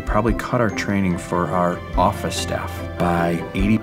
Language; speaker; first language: English; native; English